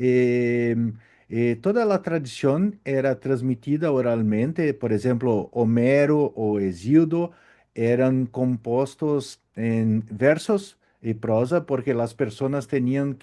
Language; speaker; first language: Spanish; non-native, learner; Portuguese